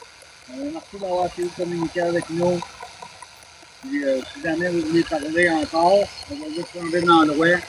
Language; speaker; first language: French; native; French